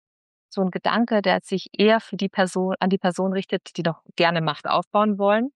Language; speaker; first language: German; native; German